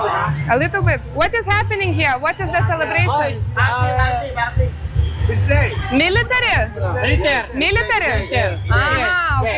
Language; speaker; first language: English; non-native, learner; Lithuanian